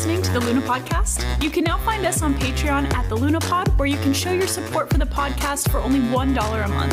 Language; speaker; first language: English; native; English